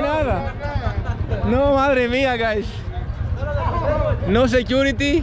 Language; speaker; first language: Spanish; non-native, learner; Greek